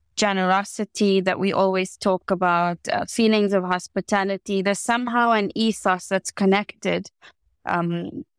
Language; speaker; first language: English; native; English